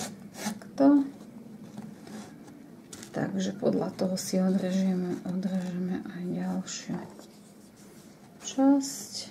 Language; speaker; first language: Slovak; native; Slovak